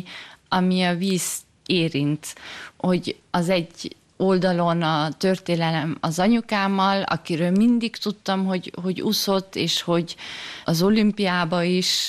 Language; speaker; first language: Hungarian; early bilingual, heritage; German